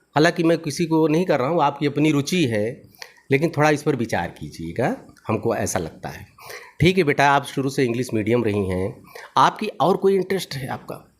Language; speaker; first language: Hindi; native; Hindi